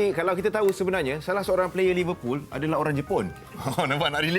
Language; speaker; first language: Malay; native; Malay